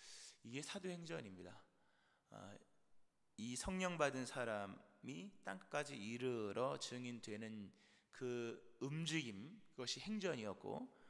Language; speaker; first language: Korean; native; Korean